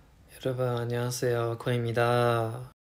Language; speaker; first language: Korean; non-native, fluent; Chinese